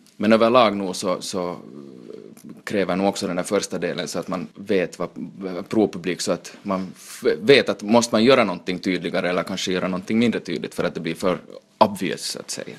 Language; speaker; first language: Swedish; native; Swedish